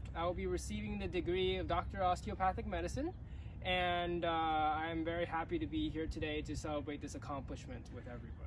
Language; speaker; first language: English; early bilingual, other home language; Chinese